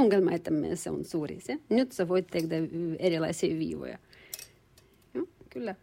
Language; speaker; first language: Finnish; non-native, learner; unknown